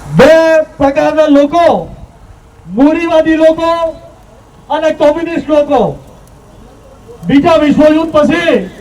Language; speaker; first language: Gujarati; non-native, local second language; Gamit